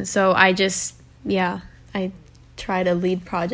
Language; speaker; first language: English; native; English